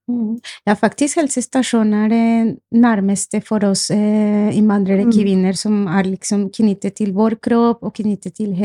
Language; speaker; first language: Norwegian; non-native, fluent; Spanish